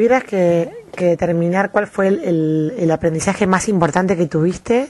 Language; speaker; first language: Spanish; native; Spanish